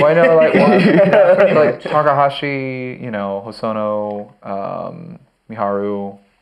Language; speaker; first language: English; native; English